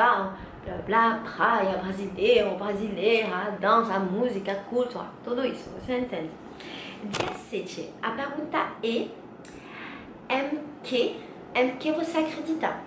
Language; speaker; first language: Portuguese; non-native, learner; French